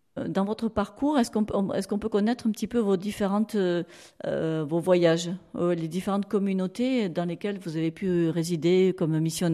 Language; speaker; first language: French; native; French